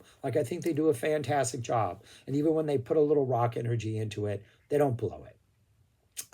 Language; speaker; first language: English; native; English